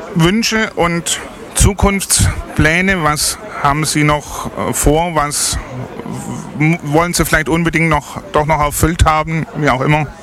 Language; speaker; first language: German; native; German